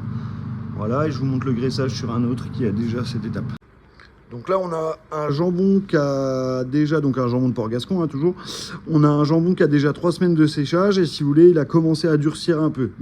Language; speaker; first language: French; native; French